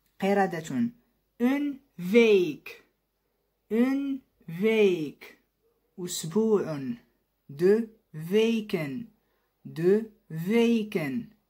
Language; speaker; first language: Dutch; non-native, fluent; Arabic